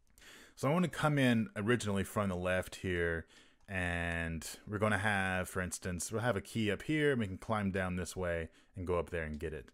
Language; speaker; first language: English; native; English